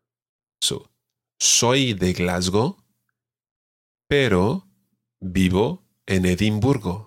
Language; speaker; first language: Spanish; non-native, fluent; English